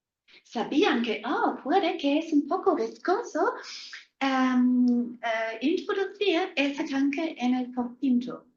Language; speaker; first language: Spanish; non-native, fluent; German